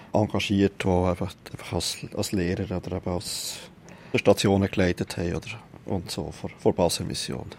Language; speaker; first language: German; native; German